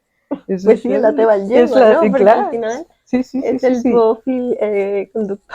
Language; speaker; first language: Catalan; non-native, fluent; Spanish